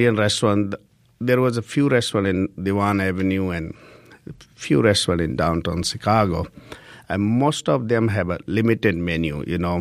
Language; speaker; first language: English; non-native, local second language; Hindi